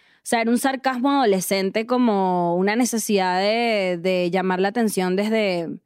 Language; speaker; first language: Spanish; native; Spanish